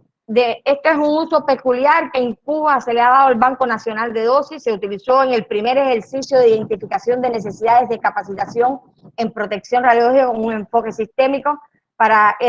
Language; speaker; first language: Spanish; native; Spanish